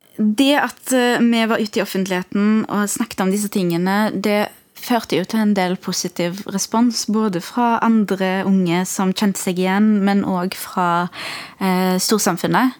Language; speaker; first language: Norwegian; early bilingual, other home language; Arabic